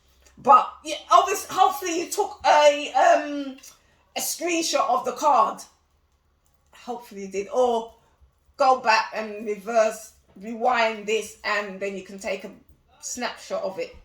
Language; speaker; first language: English; native; English